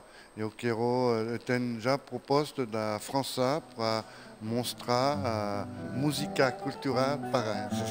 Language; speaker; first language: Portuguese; non-native, learner; French